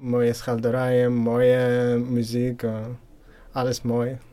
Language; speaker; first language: Dutch; non-native, learner; Arabic